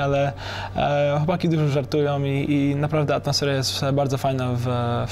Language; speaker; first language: Polish; early bilingual, heritage; English